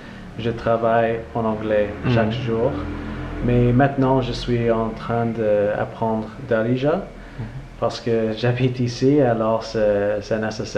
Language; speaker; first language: French; non-native, learner; English